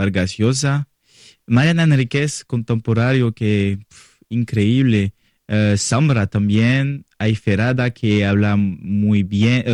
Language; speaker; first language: Spanish; non-native, learner; French